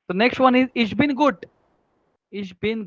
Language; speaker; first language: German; non-native, learner; Marathi